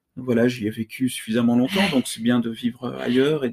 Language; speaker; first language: French; native; French